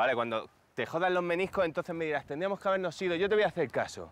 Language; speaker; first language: Spanish; native; Spanish